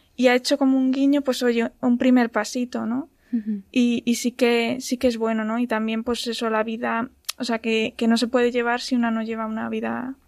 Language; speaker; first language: Spanish; native; Spanish